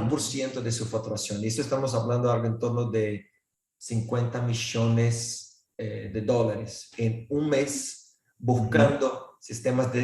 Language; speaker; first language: Spanish; non-native, fluent; Portuguese